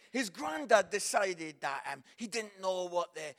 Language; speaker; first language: English; native; English